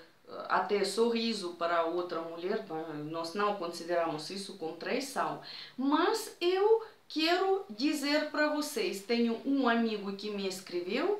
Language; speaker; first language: Portuguese; non-native, fluent; Russian